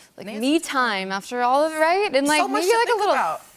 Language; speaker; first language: English; native; English